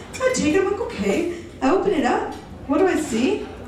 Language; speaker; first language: English; early bilingual, other home language; Greek